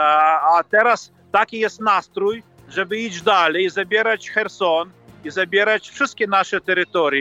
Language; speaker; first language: Polish; non-native, fluent; Ukrainian